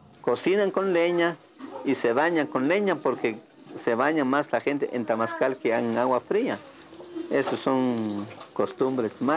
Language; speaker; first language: Spanish; non-native, local second language; Kʼicheʼ